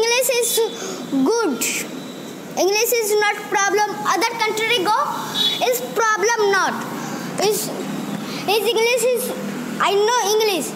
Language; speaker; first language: English; non-native, learner; Hindi